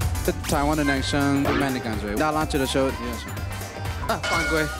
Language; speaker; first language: Chinese; non-native, learner; English